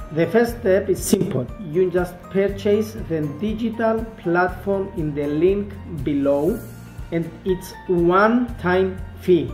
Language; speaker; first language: English; non-native, fluent; Greek